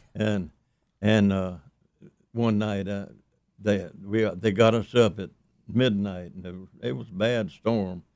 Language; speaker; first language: English; native; English